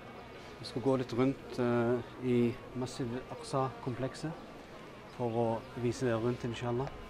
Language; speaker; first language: Norwegian; early bilingual, other home language; Urdu